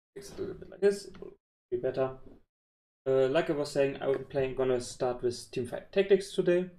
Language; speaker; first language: English; non-native, fluent; German